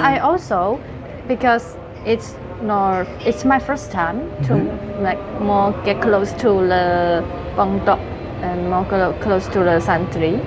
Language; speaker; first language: English; non-native, fluent; Chinese